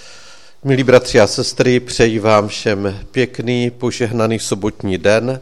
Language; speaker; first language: Czech; native; Czech